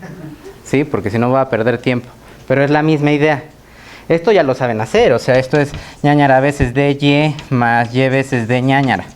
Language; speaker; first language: Spanish; native; Spanish